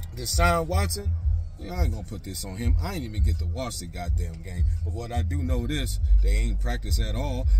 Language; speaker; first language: English; native; English